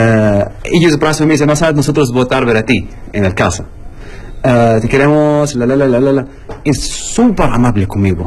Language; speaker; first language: Spanish; non-native, learner; Arabic